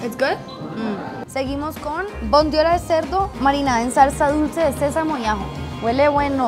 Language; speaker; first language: Spanish; native; Spanish